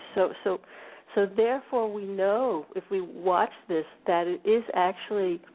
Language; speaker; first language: English; native; English